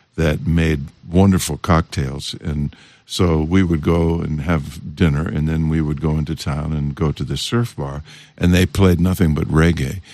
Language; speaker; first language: English; native; English